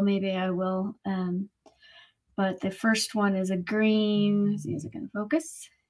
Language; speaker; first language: English; native; English